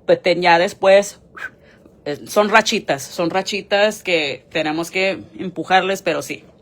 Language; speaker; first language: Spanish; early bilingual, heritage; Spanish